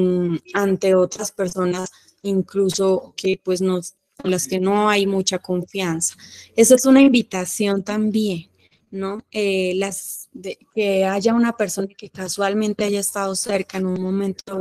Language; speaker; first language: Spanish; native; Spanish